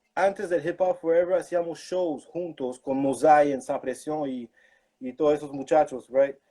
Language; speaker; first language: Spanish; early bilingual, heritage; Spanish